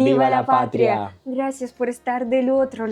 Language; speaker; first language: Spanish; non-native, learner; Russian